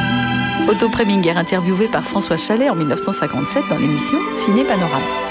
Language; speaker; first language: French; native; French